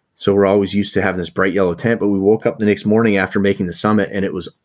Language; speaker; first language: English; native; English